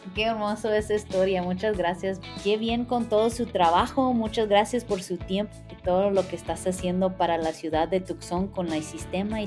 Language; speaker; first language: Spanish; early bilingual, heritage; English